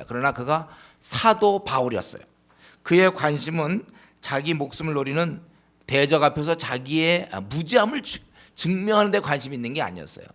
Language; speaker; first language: Korean; native; Korean